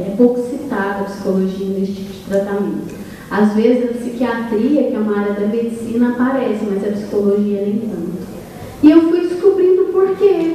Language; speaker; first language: Portuguese; native; Portuguese